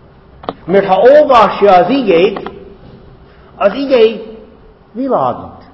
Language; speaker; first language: Hungarian; non-native, fluent; English